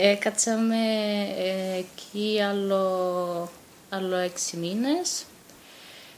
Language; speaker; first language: Greek; non-native, fluent; Bulgarian